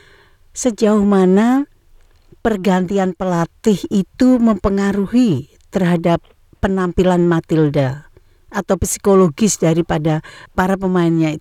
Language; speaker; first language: Indonesian; native; Indonesian